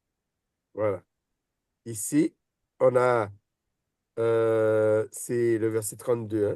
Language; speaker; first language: French; native; French